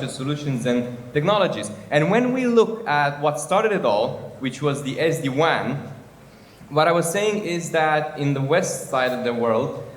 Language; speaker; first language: English; non-native, fluent; Romanian